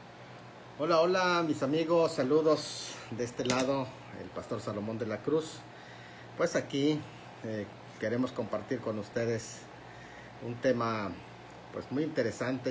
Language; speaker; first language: Spanish; native; Spanish